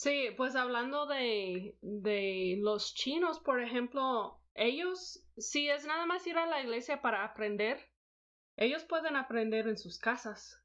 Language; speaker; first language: Spanish; non-native, fluent; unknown